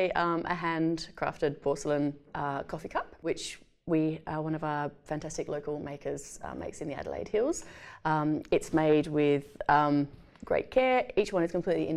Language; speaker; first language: English; native; English